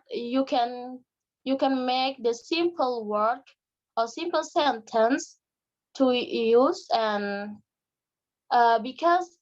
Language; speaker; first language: English; non-native, learner; Indonesian